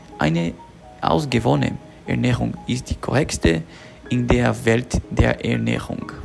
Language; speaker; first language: German; non-native, learner; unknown